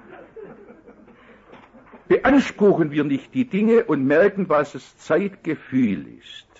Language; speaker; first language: German; native; German